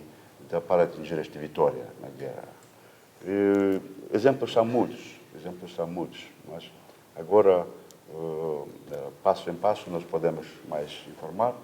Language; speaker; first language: Portuguese; non-native, fluent; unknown